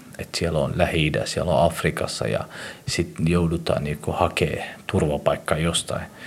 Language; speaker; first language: Finnish; early bilingual, other home language; Somali